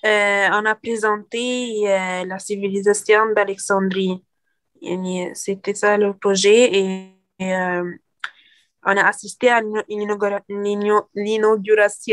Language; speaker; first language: French; non-native, learner; Arabic